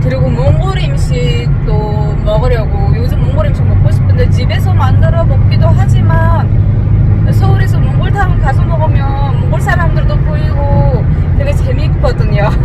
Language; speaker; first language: Korean; non-native, fluent; Mongolian